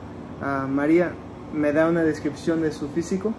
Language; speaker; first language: Spanish; early bilingual, heritage; Spanish